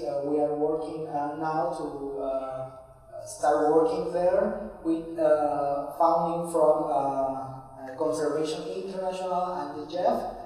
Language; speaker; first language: English; non-native, fluent; Spanish